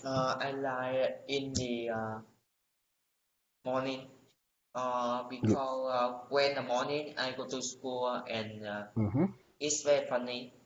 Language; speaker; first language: English; non-native, learner; Vietnamese